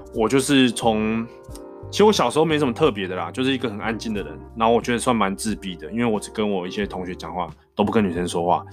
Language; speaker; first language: Chinese; non-native, local second language; Min Nan Chinese